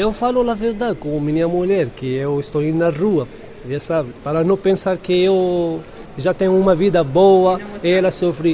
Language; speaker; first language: Portuguese; non-native, learner; Arabic